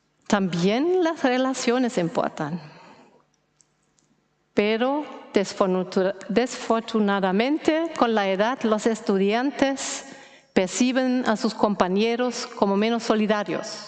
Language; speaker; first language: Spanish; non-native, fluent; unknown